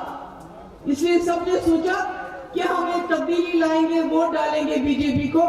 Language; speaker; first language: Urdu; non-native, local second language; Kashmiri